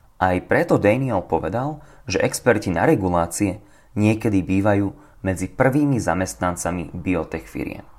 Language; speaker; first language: English; non-native, fluent; Slovak